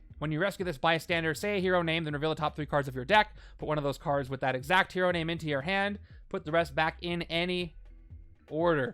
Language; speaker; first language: English; native; English